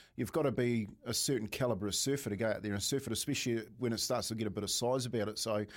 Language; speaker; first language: English; native; English